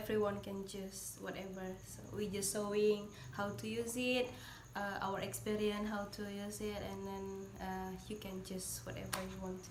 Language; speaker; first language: English; non-native, learner; Indonesian